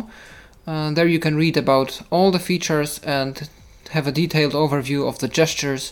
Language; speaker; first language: English; non-native, fluent; Polish